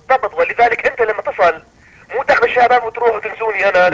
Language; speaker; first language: Arabic; native; Arabic